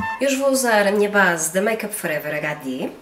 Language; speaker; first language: Portuguese; native; Portuguese